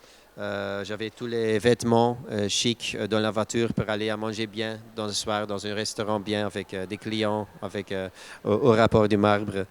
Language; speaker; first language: French; non-native, local second language; Dutch